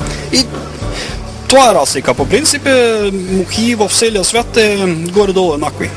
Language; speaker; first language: Bulgarian; non-native, fluent; Norwegian